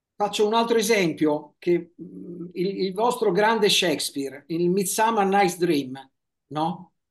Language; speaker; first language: Italian; native; Italian